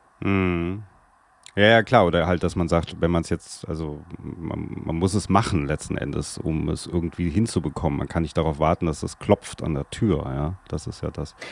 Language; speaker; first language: German; native; German